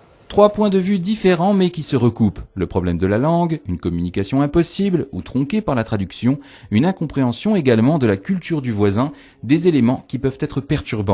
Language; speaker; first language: French; native; French